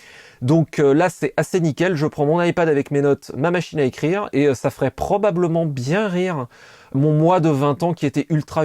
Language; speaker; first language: French; native; French